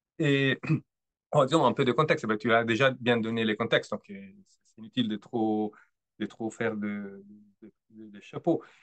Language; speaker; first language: French; non-native, fluent; Italian